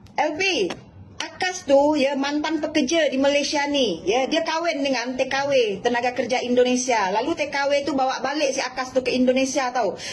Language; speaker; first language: Malay; native; Malay